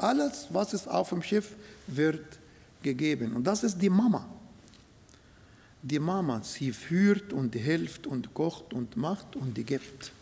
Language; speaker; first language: German; non-native, fluent; Arabic